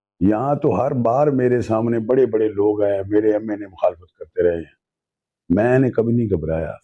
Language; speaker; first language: Urdu; non-native, local second language; Punjabi